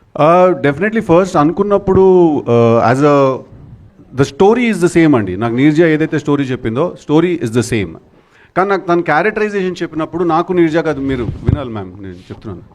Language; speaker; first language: Telugu; native; Telugu